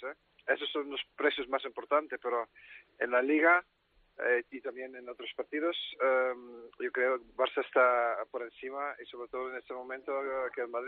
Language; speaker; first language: Spanish; non-native, fluent; Dutch